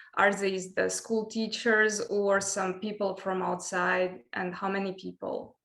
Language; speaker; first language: English; non-native, fluent; Latvian